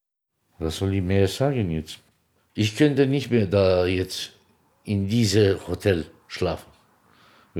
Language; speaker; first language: German; non-native, learner; Turkish